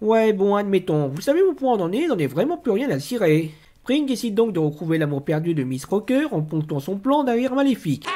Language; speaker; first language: French; native; French